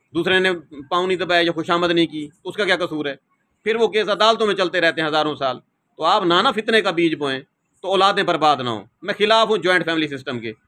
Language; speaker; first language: Urdu; non-native, local second language; Saraiki